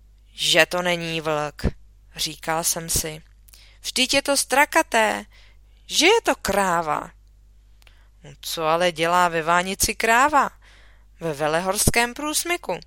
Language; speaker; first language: Czech; native; Czech